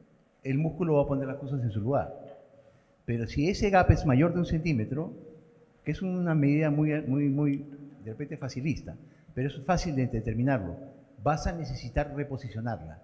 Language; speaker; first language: Spanish; native; Spanish